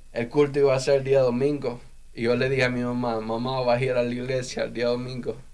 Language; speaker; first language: Spanish; native; Spanish